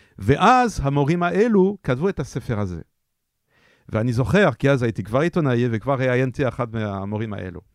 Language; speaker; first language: Hebrew; non-native, fluent; French